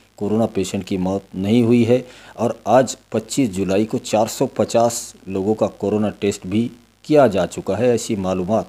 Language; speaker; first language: Hindi; non-native, local second language; Urdu